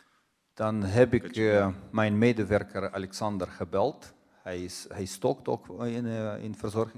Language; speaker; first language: Dutch; non-native, fluent; Russian